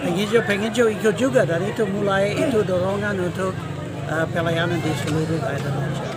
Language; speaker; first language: Indonesian; non-native, fluent; English